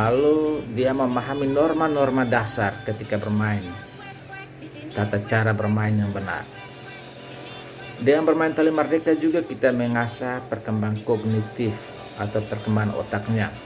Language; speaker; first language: Indonesian; native; Indonesian